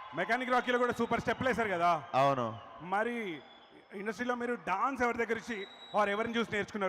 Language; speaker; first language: Telugu; native; Telugu